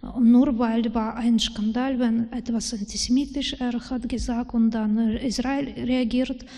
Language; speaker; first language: German; non-native, learner; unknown